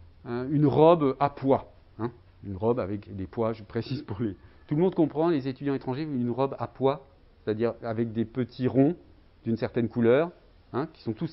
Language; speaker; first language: French; native; French